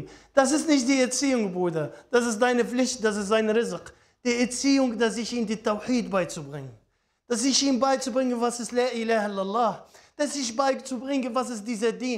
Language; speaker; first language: German; non-native, fluent; Arabic